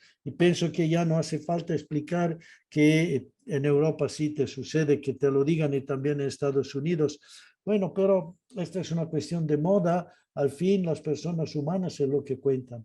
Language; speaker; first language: Spanish; non-native, fluent; Italian